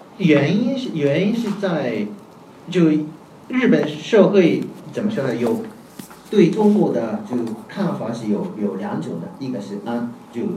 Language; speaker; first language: Chinese; non-native, fluent; Japanese